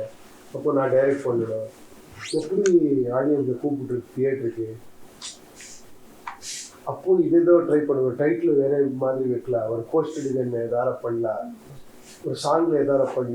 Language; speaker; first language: Tamil; non-native, learner; Kannada